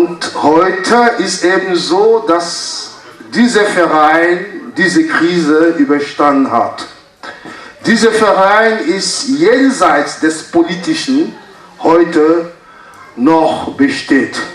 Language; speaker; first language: German; non-native, fluent; French